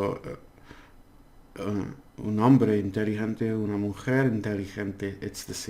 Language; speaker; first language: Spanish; non-native, learner; English